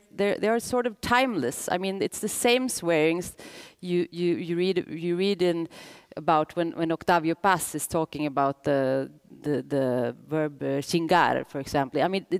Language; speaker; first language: English; non-native, fluent; Swedish